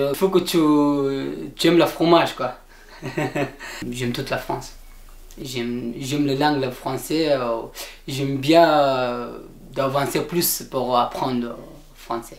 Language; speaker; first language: French; non-native, learner; Persian